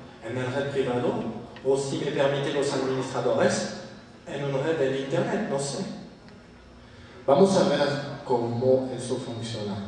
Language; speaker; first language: Spanish; non-native, fluent; French